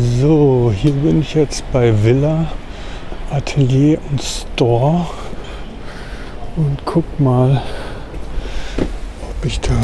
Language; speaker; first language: German; native; German